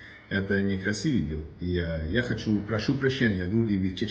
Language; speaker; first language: Russian; non-native, learner; English